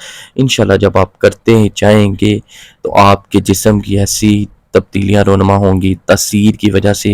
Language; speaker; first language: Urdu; non-native, local second language; Punjabi